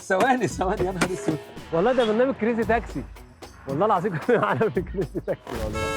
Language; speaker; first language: Arabic; native; Arabic